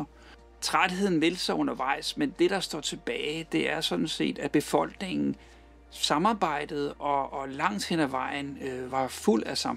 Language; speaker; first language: Danish; native; Danish